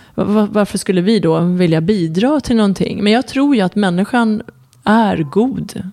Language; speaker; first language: Swedish; early bilingual, other home language; Persian